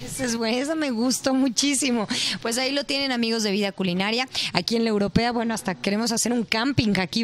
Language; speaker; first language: Spanish; native; Spanish